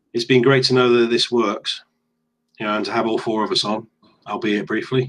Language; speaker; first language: English; native; English